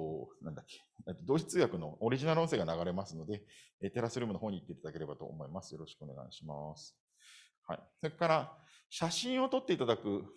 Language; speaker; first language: Japanese; native; Japanese